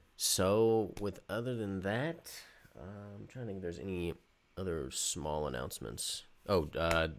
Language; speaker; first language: English; native; English